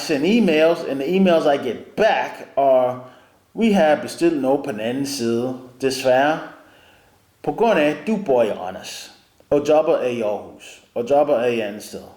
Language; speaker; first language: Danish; non-native, learner; English